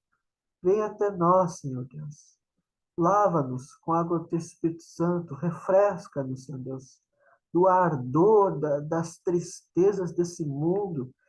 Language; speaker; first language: Portuguese; native; Portuguese